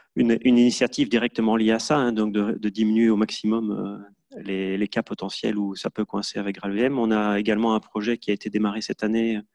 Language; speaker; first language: French; native; French